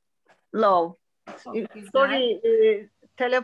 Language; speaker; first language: English; non-native, learner; Turkish